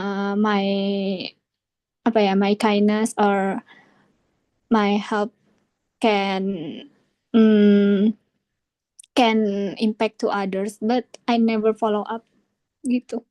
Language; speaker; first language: English; non-native, learner; Indonesian